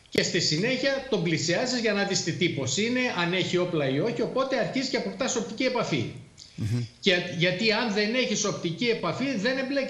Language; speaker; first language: Greek; native; Greek